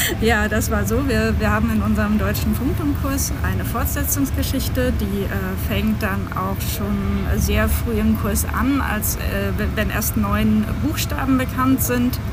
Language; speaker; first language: German; native; German